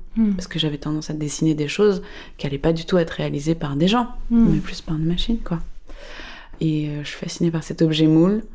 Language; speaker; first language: French; native; French